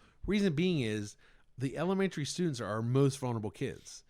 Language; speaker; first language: English; native; English